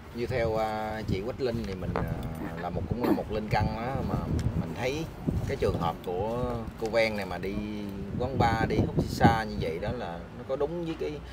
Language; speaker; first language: Vietnamese; native; Vietnamese